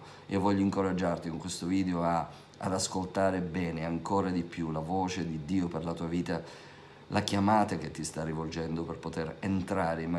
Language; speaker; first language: Italian; native; Italian